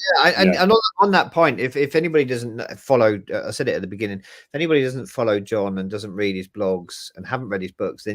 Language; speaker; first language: English; native; English